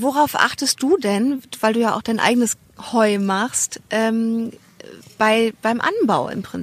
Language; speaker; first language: German; native; German